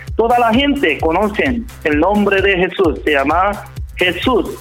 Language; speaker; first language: Spanish; non-native, learner; Korean